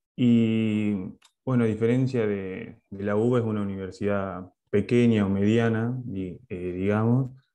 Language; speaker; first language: Spanish; non-native, fluent; French